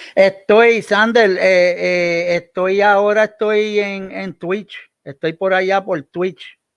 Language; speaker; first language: Spanish; early bilingual, heritage; Spanish